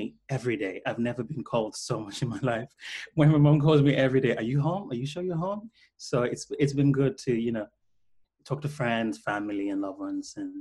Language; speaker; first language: English; non-native, local second language; Krio